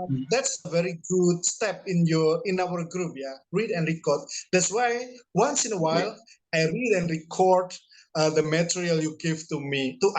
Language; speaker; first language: English; non-native, fluent; Indonesian